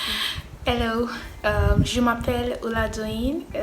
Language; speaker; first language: French; non-native, fluent; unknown